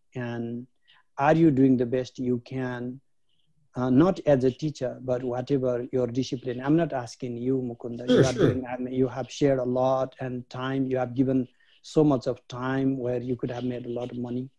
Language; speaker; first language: English; non-native, local second language; Nepali